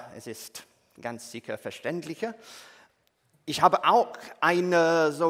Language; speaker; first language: German; non-native, learner; English